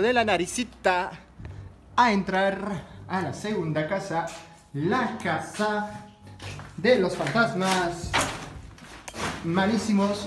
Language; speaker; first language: Spanish; non-native, fluent; French